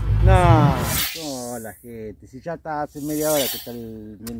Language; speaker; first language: Spanish; native; Spanish